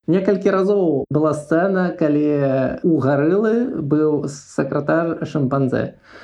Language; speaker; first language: Belarusian; non-native, local second language; Russian